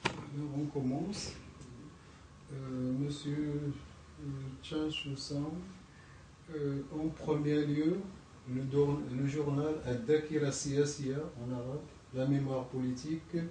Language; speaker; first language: French; non-native, local second language; Arabic